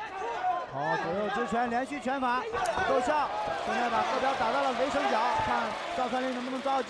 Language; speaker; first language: Chinese; native; Chinese